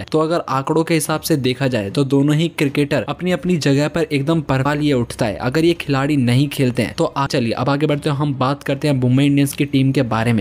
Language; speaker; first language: Hindi; native; Hindi